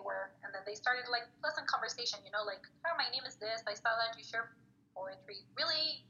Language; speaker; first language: English; non-native, fluent; Spanish